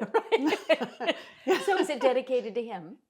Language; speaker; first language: English; native; English